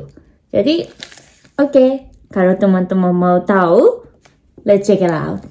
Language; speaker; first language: Indonesian; non-native, fluent; Japanese